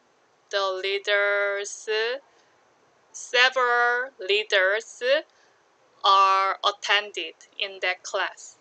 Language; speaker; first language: English; non-native, learner; Korean